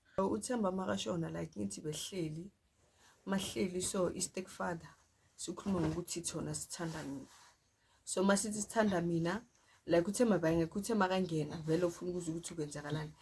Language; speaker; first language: Zulu; non-native, local second language; Tsonga